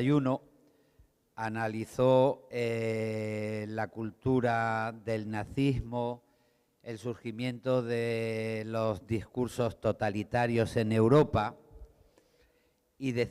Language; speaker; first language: Spanish; native; Spanish